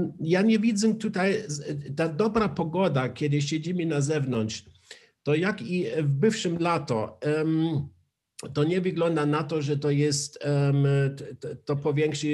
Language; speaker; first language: Polish; non-native, learner; German